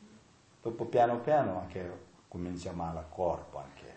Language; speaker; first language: Italian; non-native, learner; Tibetan